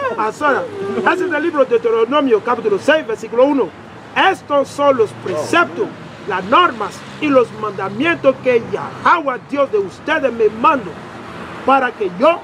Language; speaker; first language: Spanish; non-native, learner; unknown